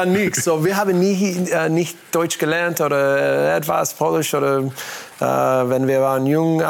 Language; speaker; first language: German; non-native, learner; English